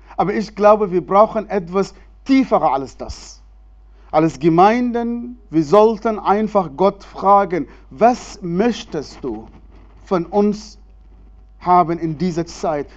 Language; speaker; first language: German; non-native, fluent; Arabic